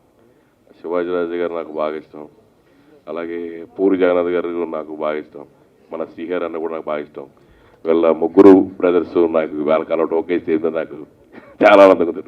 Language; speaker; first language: Telugu; native; Telugu